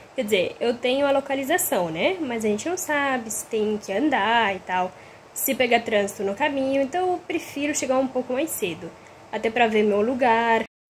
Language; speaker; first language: Portuguese; non-native, fluent; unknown